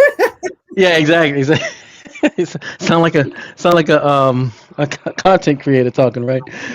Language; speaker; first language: English; native; English